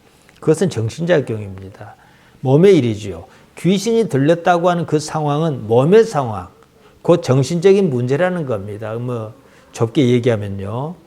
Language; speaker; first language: Korean; native; Korean